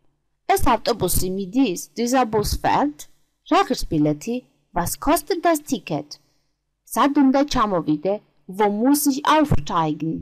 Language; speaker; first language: German; non-native, learner; Georgian